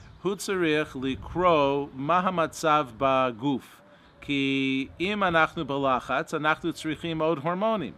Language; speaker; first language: Hebrew; non-native, fluent; English